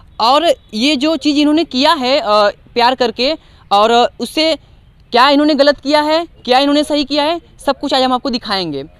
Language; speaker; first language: Hindi; native; Hindi